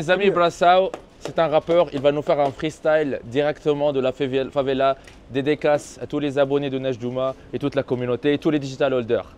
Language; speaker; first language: French; native; French